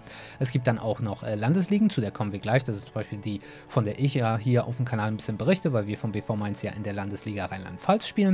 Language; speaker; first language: German; native; German